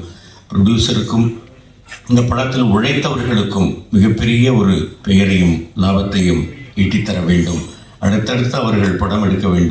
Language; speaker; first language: Tamil; native; Tamil